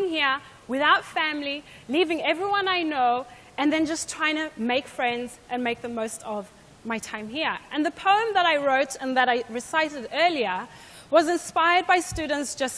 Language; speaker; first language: English; non-native, local second language; Shona